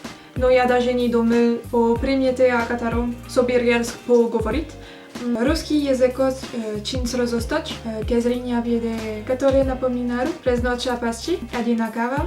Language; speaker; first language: Russian; non-native, learner; French